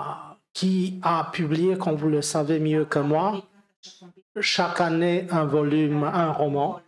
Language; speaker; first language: French; non-native, fluent; Romanian